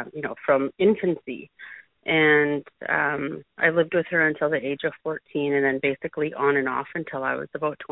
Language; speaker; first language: English; native; English